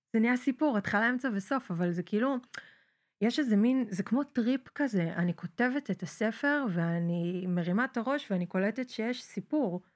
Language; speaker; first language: Hebrew; native; Hebrew